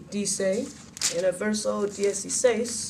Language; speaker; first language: Spanish; non-native, learner; English